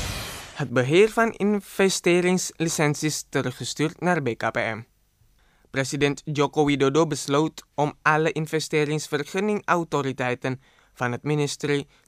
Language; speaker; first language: Dutch; non-native, fluent; Indonesian